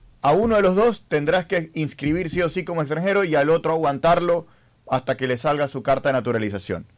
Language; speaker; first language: Spanish; native; Spanish